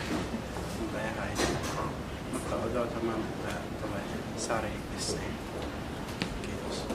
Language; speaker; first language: Finnish; non-native, learner; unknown